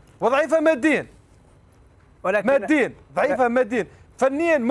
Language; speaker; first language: Arabic; native; Arabic